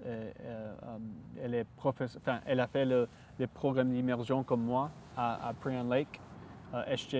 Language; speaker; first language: French; non-native, local second language; English